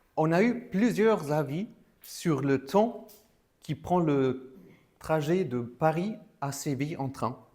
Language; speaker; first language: French; non-native, fluent; German